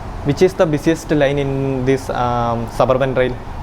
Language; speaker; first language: English; non-native, local second language; Malayalam